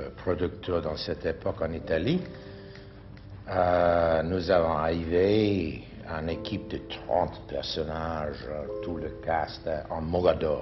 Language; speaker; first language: French; non-native, fluent; English